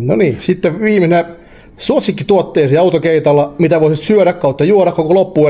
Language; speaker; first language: Finnish; native; Finnish